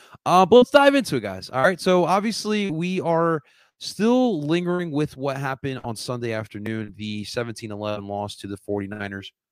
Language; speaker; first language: English; native; English